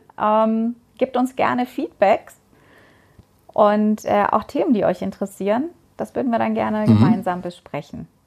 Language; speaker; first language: German; non-native, fluent; Persian